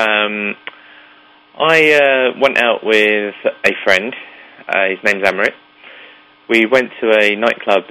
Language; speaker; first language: English; native; English